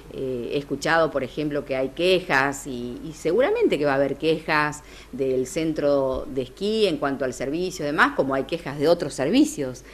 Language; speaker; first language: Spanish; native; Spanish